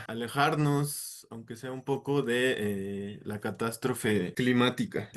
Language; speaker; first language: Spanish; native; Spanish